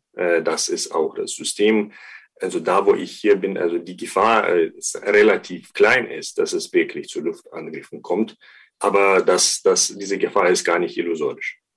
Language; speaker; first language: German; non-native, fluent; Ukrainian